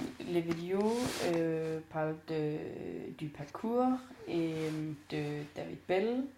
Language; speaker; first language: French; non-native, learner; Danish